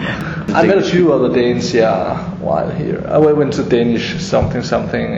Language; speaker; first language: English; non-native, fluent; Danish